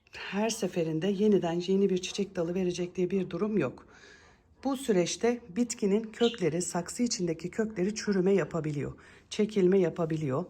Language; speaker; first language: Turkish; native; Turkish